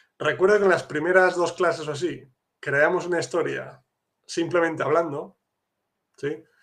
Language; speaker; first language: Spanish; native; Spanish